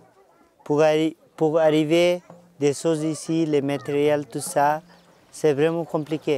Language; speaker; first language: French; non-native, fluent; Nepali